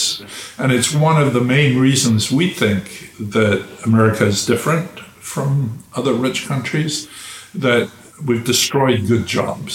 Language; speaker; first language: English; native; English